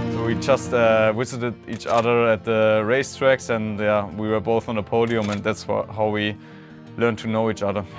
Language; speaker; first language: English; non-native, fluent; German